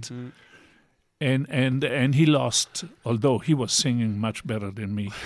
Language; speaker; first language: English; non-native, fluent; Italian